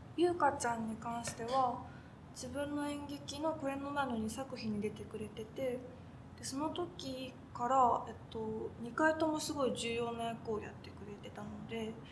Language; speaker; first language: Japanese; native; Japanese